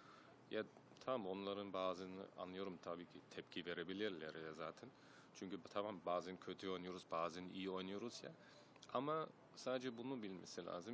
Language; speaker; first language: Turkish; early bilingual, heritage; German